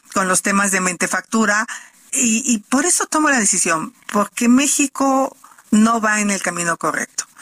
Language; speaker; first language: Spanish; native; Spanish